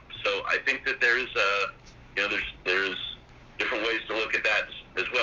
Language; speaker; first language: English; native; English